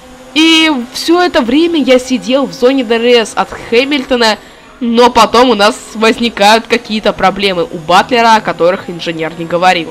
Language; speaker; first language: Russian; native; Russian